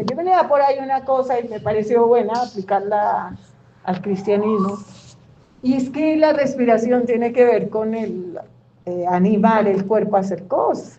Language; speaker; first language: Spanish; native; Spanish